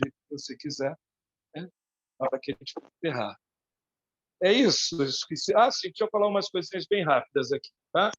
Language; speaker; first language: Portuguese; native; Portuguese